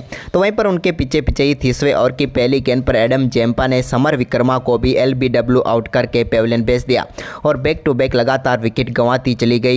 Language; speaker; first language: Hindi; native; Hindi